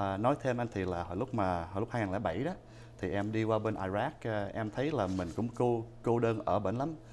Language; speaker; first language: Vietnamese; early bilingual, heritage; Vietnamese